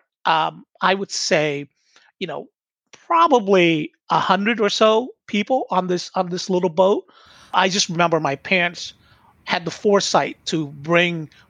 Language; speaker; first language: English; early bilingual, other home language; Vietnamese